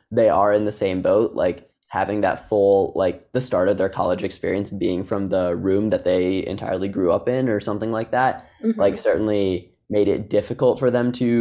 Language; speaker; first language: English; native; English